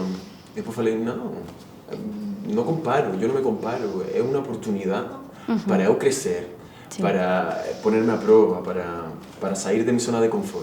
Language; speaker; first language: Portuguese; non-native, fluent; Spanish